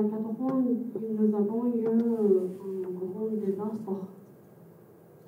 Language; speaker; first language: French; non-native, fluent; Japanese